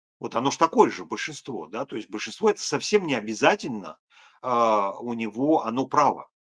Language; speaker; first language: Russian; native; Russian